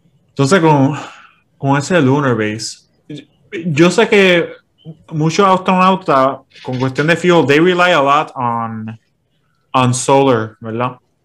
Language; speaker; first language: Spanish; native; Spanish